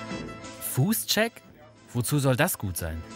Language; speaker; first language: German; native; German